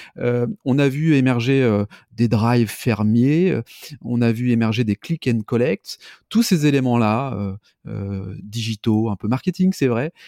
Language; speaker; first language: French; native; French